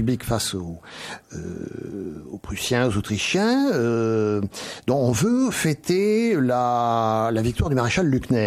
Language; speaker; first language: French; native; French